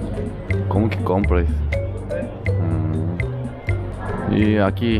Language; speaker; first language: Portuguese; non-native, learner; Korean